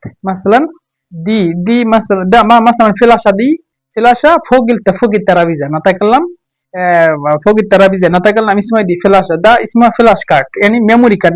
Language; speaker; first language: Arabic; non-native, fluent; Bangla